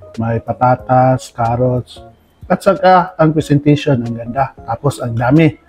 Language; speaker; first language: Filipino; non-native, local second language; Cebuano